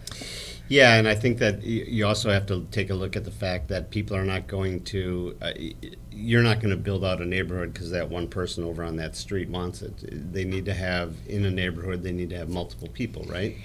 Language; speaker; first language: English; native; English